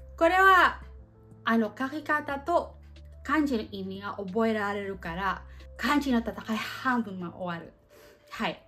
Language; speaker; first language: Japanese; non-native, learner; Filipino